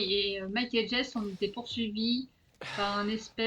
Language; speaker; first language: French; native; French